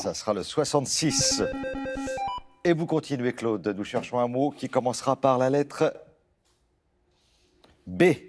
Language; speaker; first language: French; native; French